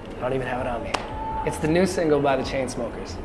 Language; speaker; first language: English; native; English